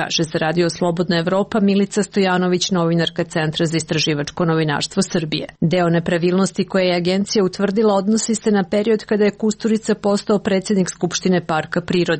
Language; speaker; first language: Serbian; native; Serbian